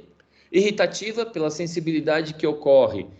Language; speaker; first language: Portuguese; native; Portuguese